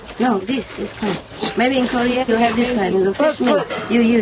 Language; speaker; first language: English; non-native, fluent; Vietnamese